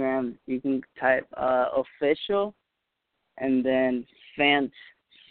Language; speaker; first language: English; non-native, fluent; Spanish